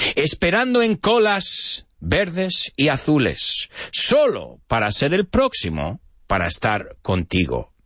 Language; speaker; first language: Spanish; non-native, fluent; English